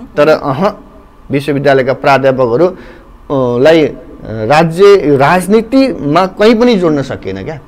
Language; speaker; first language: Nepali; native; Nepali